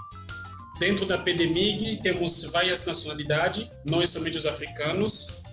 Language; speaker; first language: Portuguese; non-native, fluent; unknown